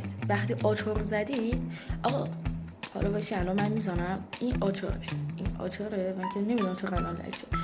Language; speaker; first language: Persian; native; Persian